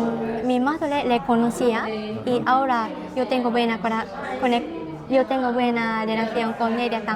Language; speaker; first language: Spanish; non-native, learner; Japanese